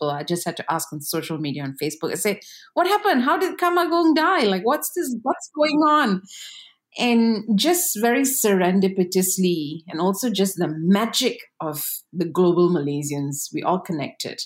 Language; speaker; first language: English; non-native, local second language; Tamil